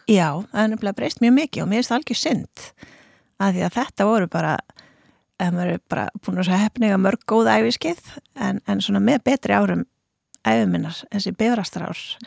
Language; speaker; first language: Icelandic; native; Icelandic